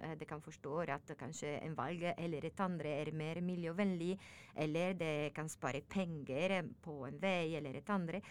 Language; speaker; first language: Norwegian; non-native, learner; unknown